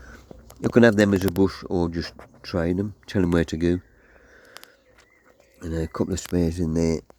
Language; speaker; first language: English; native; English